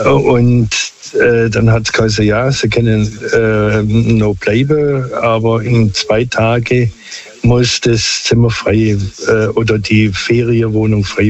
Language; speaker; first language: German; non-native, local second language; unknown